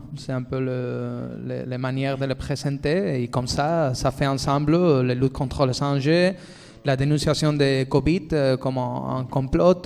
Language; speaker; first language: French; non-native, fluent; Spanish